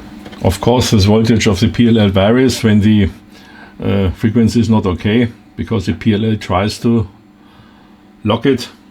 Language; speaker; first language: English; non-native, fluent; German